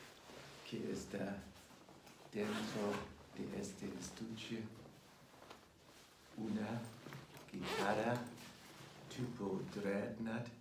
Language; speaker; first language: Spanish; non-native, fluent; German